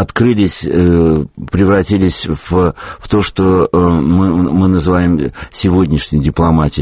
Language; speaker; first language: Russian; native; Russian